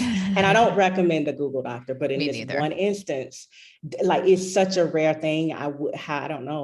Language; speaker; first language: English; native; English